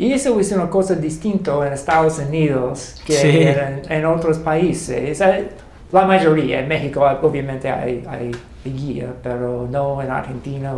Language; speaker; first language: Spanish; non-native, learner; English